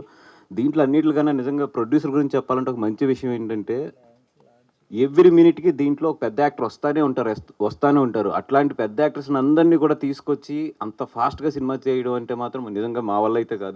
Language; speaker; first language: Telugu; native; Telugu